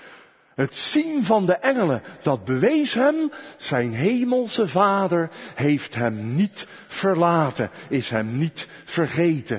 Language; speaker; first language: Dutch; native; Dutch